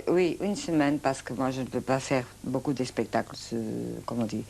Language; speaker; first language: French; non-native, fluent; Portuguese